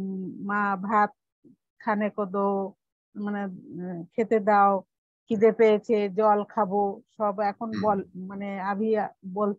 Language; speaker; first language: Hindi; non-native, local second language; Bangla